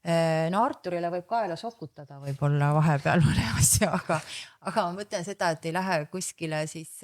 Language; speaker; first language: Estonian; native; Estonian